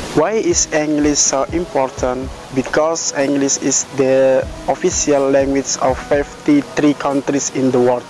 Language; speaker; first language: English; non-native, learner; Indonesian